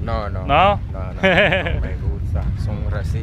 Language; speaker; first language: Spanish; non-native, learner; Haitian Creole